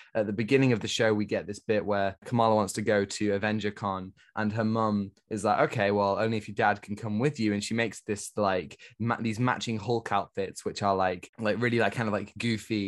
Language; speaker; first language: English; native; English